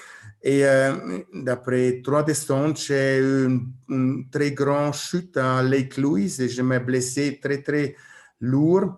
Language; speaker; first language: French; non-native, learner; German